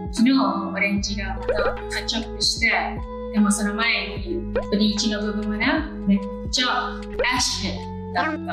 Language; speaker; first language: Japanese; non-native, learner; English